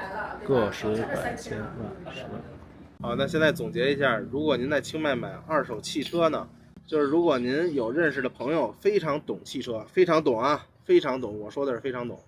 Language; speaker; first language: Chinese; native; Chinese